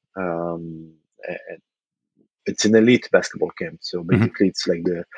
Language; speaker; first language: English; non-native, fluent; French